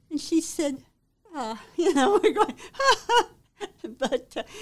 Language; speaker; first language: English; native; English